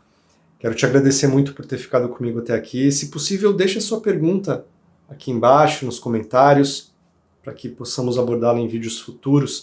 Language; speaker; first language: Portuguese; native; Portuguese